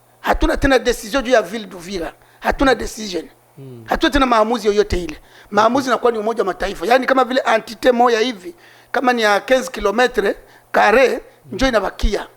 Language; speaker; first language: Swahili; native; Swahili